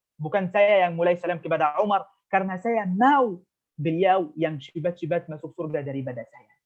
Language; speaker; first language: Indonesian; non-native, fluent; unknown